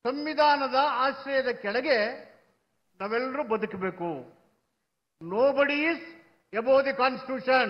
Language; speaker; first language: Kannada; native; Kannada